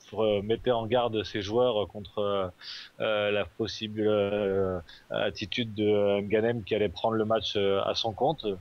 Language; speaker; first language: French; native; French